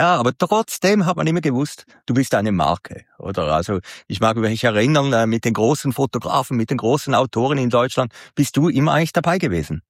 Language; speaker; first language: German; native; German